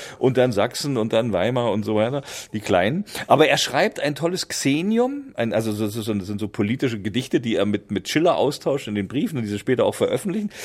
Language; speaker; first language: German; native; German